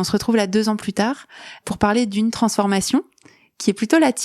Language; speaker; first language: French; native; French